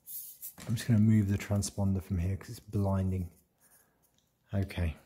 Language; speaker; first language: English; native; English